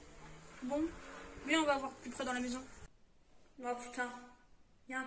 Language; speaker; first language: French; native; French